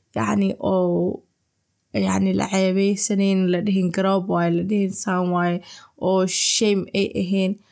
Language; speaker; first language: Somali; early bilingual, heritage; Somali